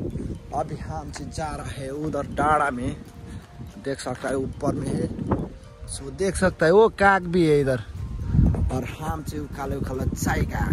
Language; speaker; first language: Hindi; non-native, learner; Nepali